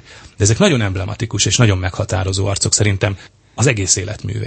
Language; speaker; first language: Hungarian; native; Hungarian